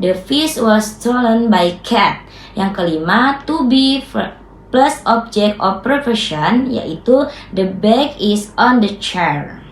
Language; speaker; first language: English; non-native, learner; Indonesian